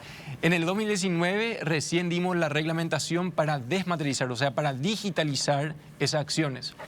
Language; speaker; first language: Spanish; native; Spanish